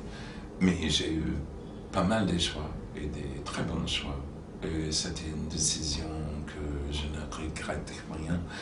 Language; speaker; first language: French; non-native, fluent; English